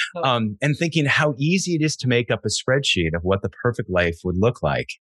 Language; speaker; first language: English; native; English